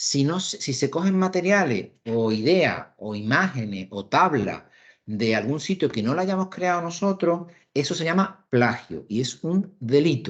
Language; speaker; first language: Spanish; native; Spanish